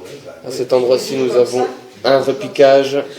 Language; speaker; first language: French; native; French